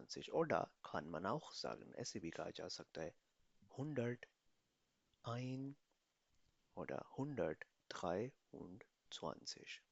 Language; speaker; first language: German; non-native, fluent; Urdu